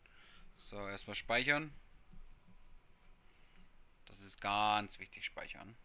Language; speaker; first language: German; native; German